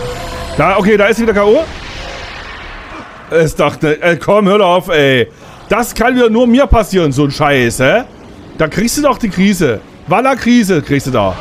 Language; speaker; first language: German; native; German